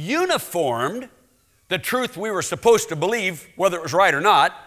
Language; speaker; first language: English; native; English